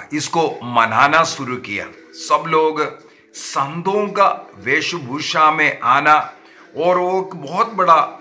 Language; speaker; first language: Hindi; non-native, local second language; Malayalam